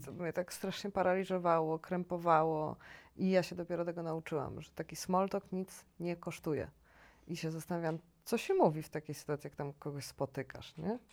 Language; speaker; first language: Polish; native; Polish